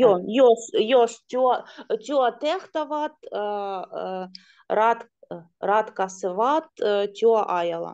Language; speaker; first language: Finnish; non-native, learner; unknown